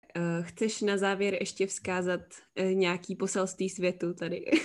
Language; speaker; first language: Czech; native; Czech